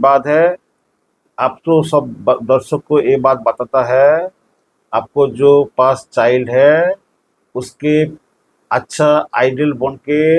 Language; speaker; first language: Hindi; non-native, local second language; Bangla